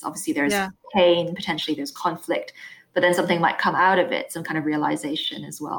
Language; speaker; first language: English; non-native, local second language; Cantonese